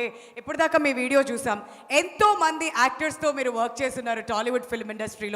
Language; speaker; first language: Telugu; native; Telugu